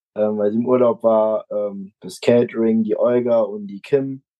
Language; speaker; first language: German; native; German